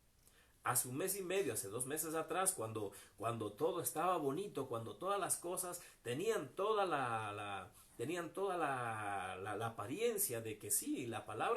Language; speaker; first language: Spanish; native; Spanish